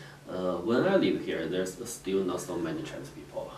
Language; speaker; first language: English; non-native, learner; Chinese